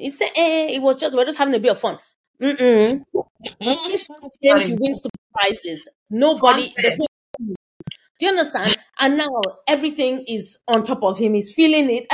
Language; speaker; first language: English; non-native, local second language; Yoruba